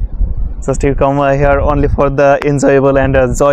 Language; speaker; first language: English; non-native, learner; Bangla